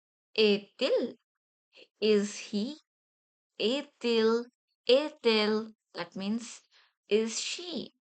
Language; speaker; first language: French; non-native, fluent; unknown